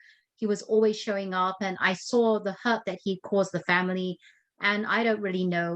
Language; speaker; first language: English; native; English